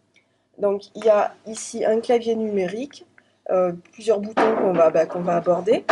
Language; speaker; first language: French; native; French